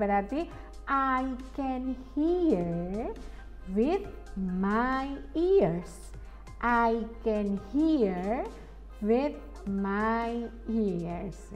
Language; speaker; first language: English; non-native, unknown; Indonesian